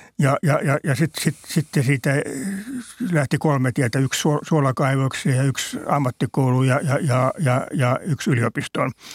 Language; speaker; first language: Finnish; native; Finnish